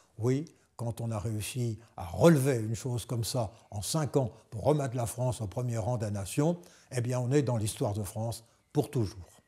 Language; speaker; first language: French; native; French